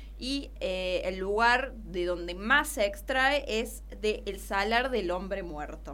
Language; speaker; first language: Spanish; native; Spanish